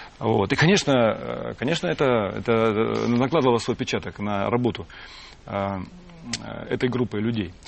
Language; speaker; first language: Russian; native; Russian